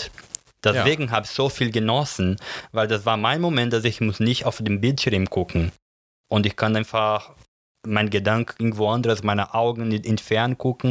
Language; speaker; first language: German; non-native, learner; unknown